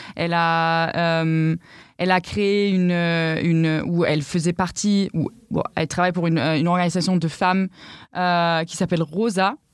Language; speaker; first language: French; non-native, fluent; German